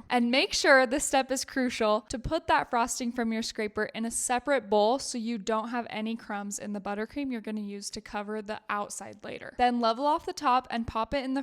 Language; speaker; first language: English; native; English